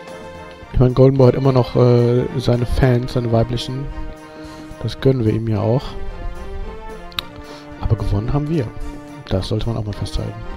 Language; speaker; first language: German; native; German